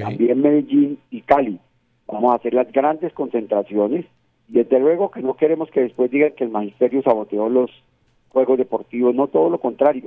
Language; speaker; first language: Spanish; native; Spanish